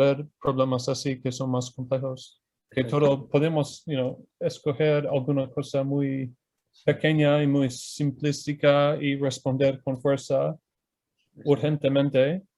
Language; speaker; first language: Spanish; non-native, fluent; English